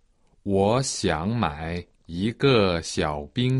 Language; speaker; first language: Chinese; non-native, learner; Portuguese